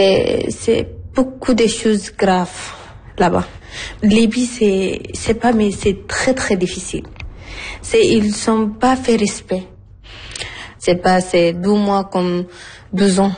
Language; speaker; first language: French; non-native, learner; Arabic